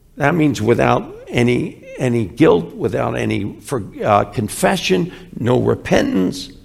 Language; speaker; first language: English; native; English